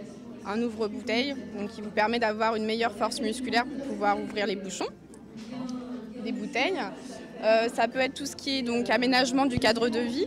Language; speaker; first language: French; native; French